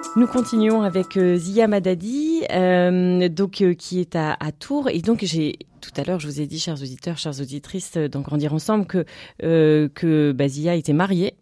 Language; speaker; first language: French; native; French